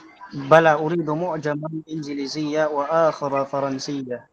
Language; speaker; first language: Arabic; non-native, learner; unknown